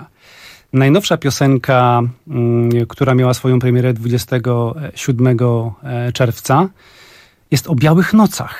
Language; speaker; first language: Polish; native; Polish